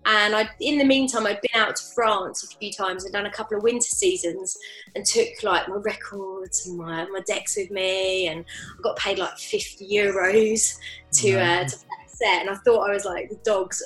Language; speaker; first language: English; native; English